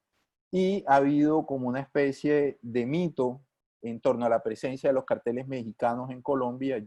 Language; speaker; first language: Spanish; native; Spanish